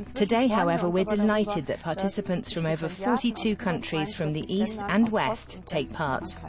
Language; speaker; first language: English; non-native, fluent; Turkish